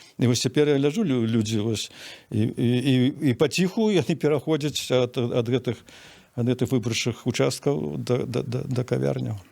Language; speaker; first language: Belarusian; native; Belarusian